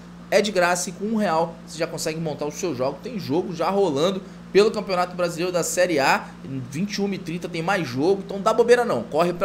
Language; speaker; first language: Portuguese; native; Portuguese